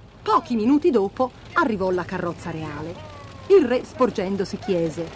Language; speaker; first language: Italian; native; Italian